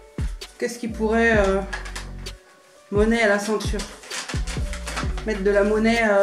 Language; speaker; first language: French; native; French